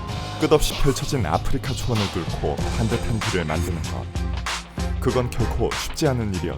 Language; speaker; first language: Korean; native; Korean